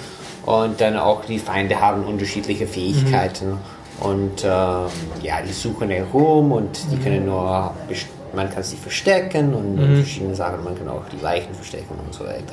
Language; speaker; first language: German; non-native, fluent; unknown